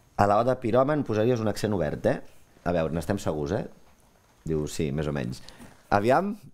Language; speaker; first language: Catalan; native; Catalan